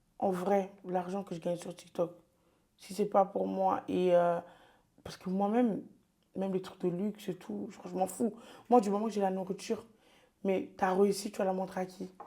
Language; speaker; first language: French; early bilingual, other home language; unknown